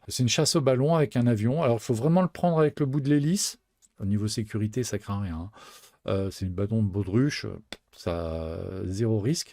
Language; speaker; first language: French; native; French